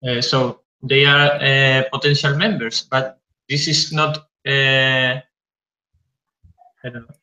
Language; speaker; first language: English; non-native, fluent; Spanish